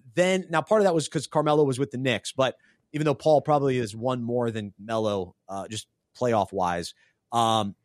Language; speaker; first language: English; native; English